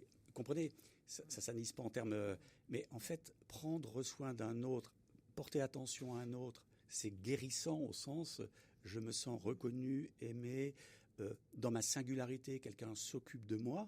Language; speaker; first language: French; native; French